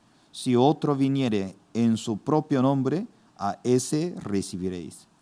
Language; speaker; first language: Spanish; non-native, fluent; Korean